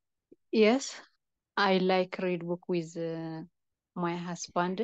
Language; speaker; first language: English; non-native, learner; Tigrinya